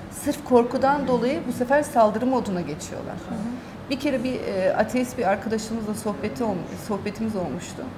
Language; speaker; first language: Turkish; early bilingual, heritage; Turkish